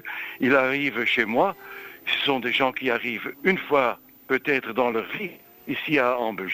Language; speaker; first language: French; non-native, local second language; Dutch